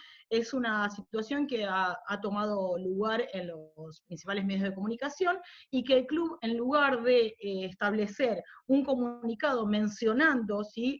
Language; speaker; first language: Spanish; native; Spanish